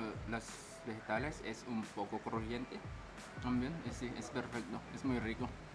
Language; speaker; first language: Spanish; non-native, learner; Filipino